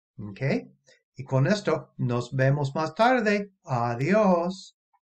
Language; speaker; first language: Spanish; non-native, fluent; English